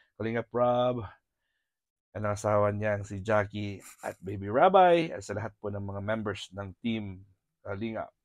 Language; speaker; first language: Filipino; non-native, local second language; Hiligaynon